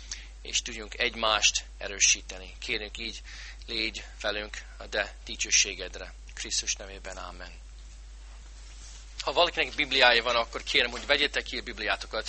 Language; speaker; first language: Hungarian; non-native, fluent; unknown